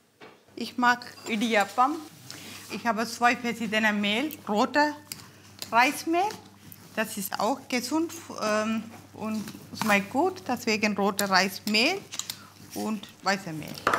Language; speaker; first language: German; non-native, learner; Tamil